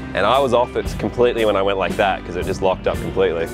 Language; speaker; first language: English; native; English